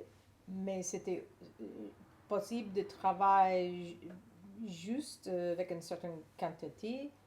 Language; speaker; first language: French; non-native, learner; English